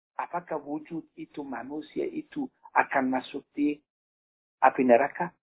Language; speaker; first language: Indonesian; non-native, fluent; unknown